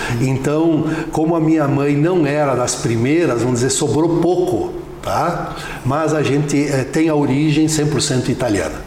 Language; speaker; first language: Portuguese; non-native, local second language; Venetian